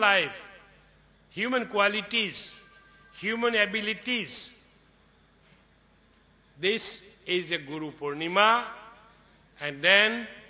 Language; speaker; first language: Hindi; non-native, local second language; Marwari